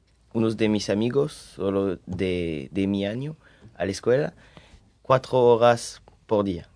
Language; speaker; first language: Spanish; early bilingual, heritage; French